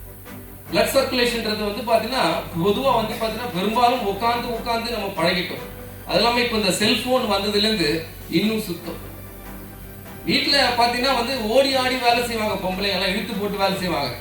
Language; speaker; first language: Tamil; native; Tamil